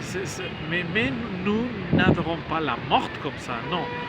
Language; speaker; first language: French; non-native, learner; Spanish